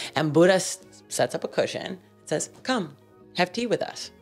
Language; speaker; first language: English; native; English